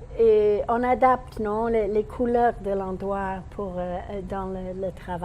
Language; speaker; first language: French; non-native, learner; English